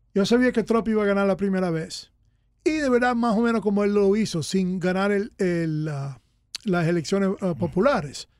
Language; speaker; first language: Spanish; early bilingual, other home language; English